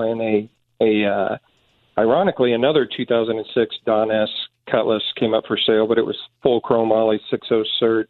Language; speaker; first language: English; native; English